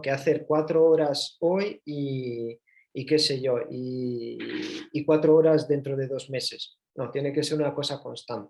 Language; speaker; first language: Spanish; early bilingual, heritage; Spanish